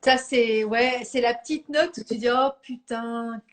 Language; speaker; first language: French; native; French